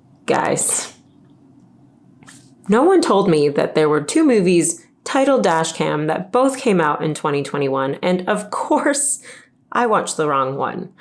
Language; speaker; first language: English; native; English